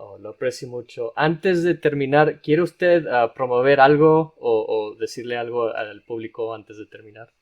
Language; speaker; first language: Spanish; non-native, fluent; English